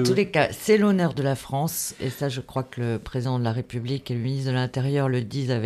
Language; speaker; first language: French; native; French